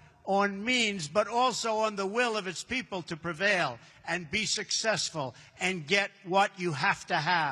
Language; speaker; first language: English; native; English